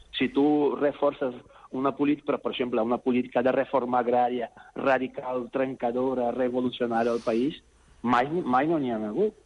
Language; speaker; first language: Catalan; non-native, fluent; Portuguese